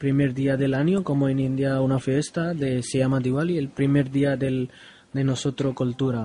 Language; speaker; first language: Spanish; non-native, learner; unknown